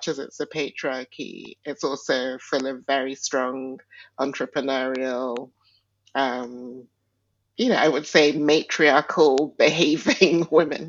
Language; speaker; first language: English; non-native, local second language; Igbo